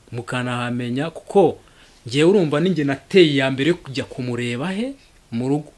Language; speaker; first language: Kinyarwanda; early bilingual, heritage; Kinyarwanda